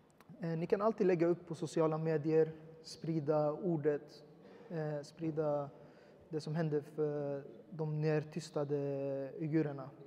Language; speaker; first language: Swedish; early bilingual, other home language; Uyghur